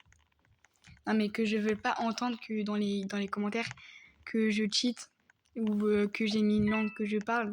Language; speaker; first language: French; native; French